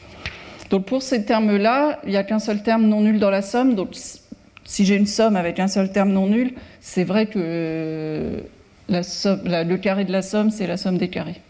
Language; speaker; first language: French; native; French